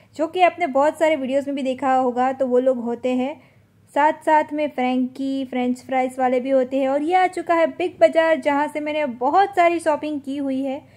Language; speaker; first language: Hindi; non-native, local second language; Gujarati